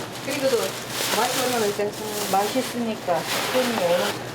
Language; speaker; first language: Korean; non-native, learner; Russian